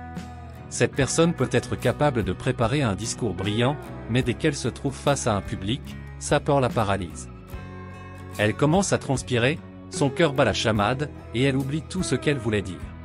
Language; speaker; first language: French; native; French